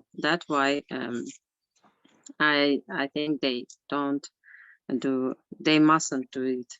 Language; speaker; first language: English; non-native, learner; Azerbaijani